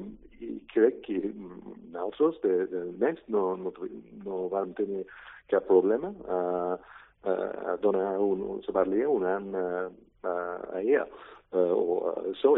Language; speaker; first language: Catalan; non-native, learner; English